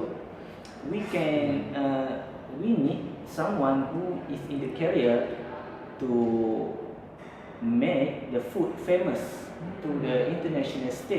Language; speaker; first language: English; non-native, learner; Malay